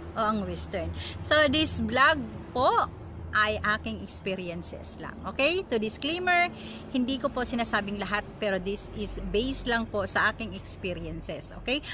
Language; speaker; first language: Filipino; non-native, local second language; Cebuano